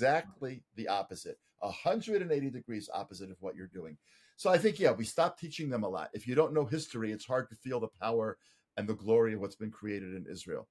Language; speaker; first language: English; native; English